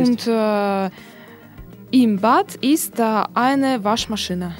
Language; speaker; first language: German; non-native, learner; Russian